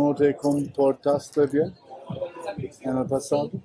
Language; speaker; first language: Spanish; non-native, learner; German